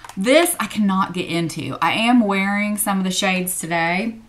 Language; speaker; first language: English; native; English